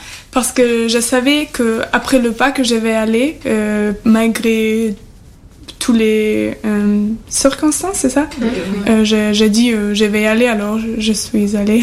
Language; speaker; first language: French; non-native, learner; German